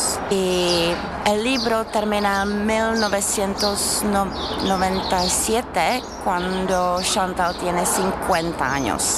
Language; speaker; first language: Spanish; non-native, learner; Czech